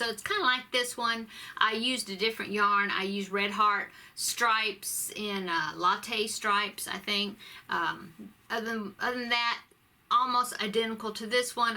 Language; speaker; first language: English; native; English